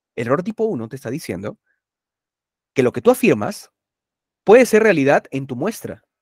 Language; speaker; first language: Spanish; native; Spanish